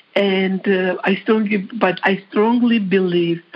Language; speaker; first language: English; non-native, fluent; Georgian